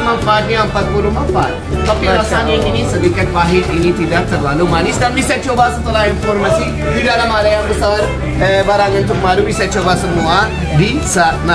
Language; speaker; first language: Indonesian; non-native, fluent; Turkish